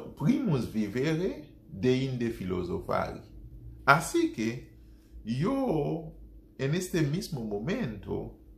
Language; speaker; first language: Spanish; non-native, fluent; Haitian Creole